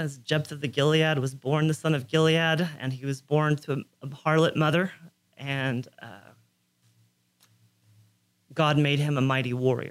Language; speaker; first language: English; native; English